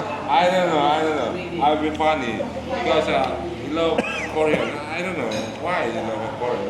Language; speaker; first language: English; non-native, learner; Indonesian